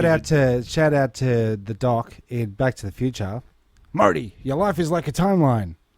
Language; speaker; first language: English; native; English